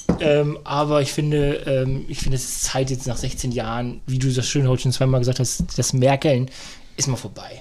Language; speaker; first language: German; native; German